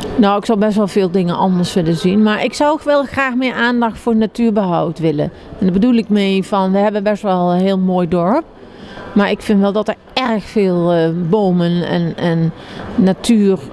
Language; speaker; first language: Dutch; native; Dutch